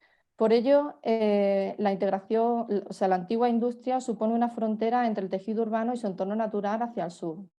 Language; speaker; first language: Spanish; native; Spanish